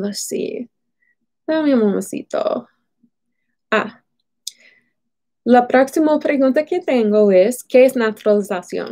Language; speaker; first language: Spanish; non-native, fluent; English